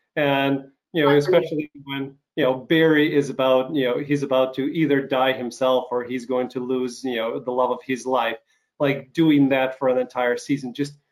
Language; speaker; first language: English; non-native, fluent; Ukrainian